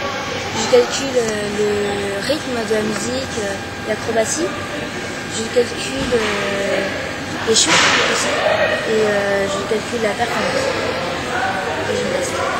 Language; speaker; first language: French; early bilingual, other home language; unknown